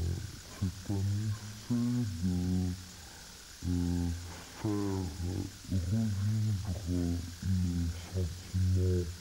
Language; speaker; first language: French; non-native, local second language; Arabic